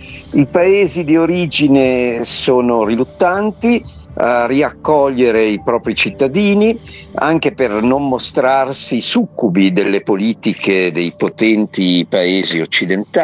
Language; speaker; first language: Italian; native; Italian